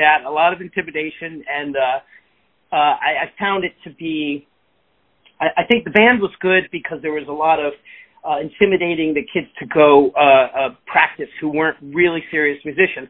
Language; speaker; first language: English; native; English